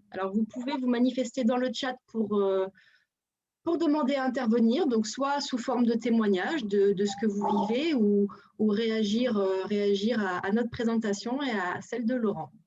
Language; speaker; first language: French; native; French